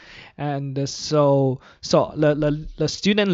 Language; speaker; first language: English; non-native, fluent; Chinese